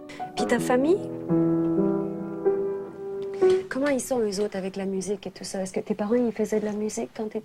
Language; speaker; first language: French; native; French